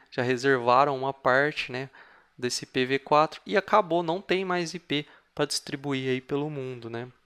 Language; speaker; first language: Portuguese; native; Portuguese